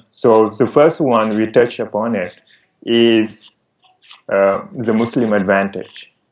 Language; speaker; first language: English; non-native, fluent; Wolof